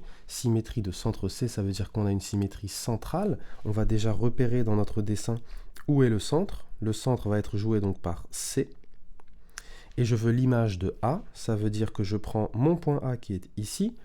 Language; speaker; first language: French; native; French